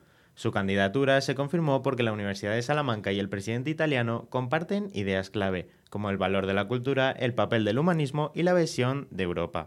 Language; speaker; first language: Spanish; native; Spanish